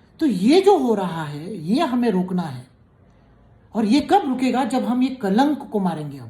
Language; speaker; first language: Hindi; native; Hindi